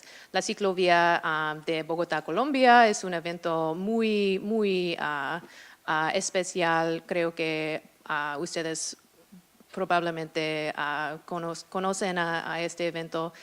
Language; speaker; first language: Spanish; non-native, fluent; English